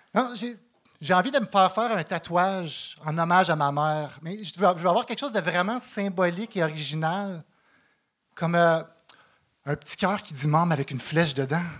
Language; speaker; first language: French; native; French